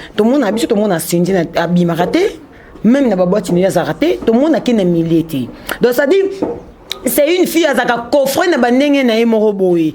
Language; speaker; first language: Lingala; native; Lingala